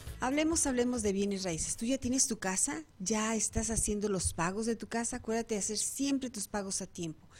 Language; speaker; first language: Spanish; native; Spanish